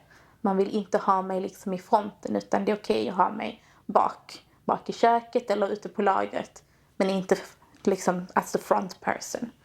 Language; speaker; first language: Swedish; native; Swedish